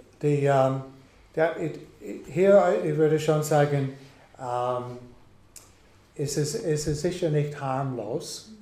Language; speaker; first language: German; non-native, fluent; English